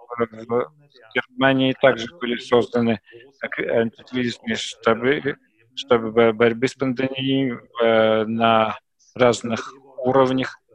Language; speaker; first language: Russian; non-native, fluent; German